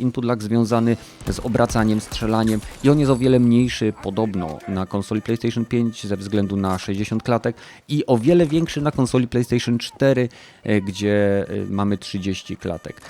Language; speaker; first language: Polish; native; Polish